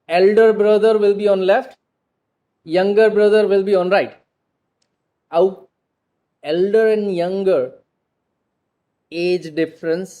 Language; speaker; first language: English; non-native, local second language; Gujarati